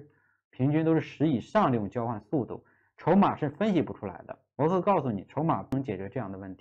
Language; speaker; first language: Chinese; native; Chinese